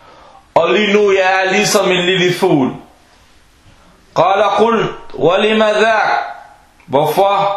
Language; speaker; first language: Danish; non-native, fluent; Arabic